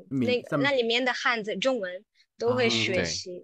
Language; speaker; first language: Chinese; non-native, local second language; Tamil